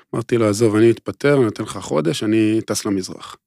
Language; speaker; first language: Hebrew; native; Hebrew